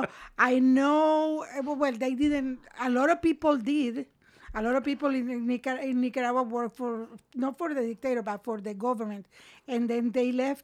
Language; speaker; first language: English; non-native, fluent; Spanish